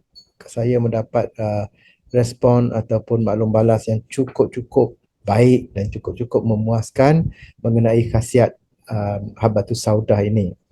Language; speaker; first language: Malay; native; Malay